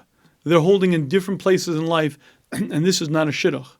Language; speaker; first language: English; native; English